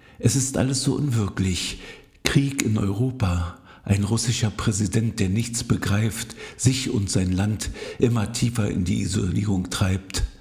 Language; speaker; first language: German; native; German